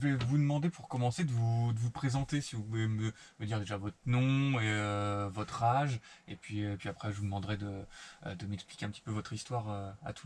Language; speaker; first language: French; native; French